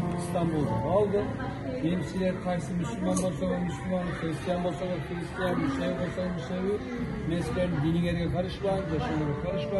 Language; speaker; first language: Turkish; non-native, learner; Kyrgyz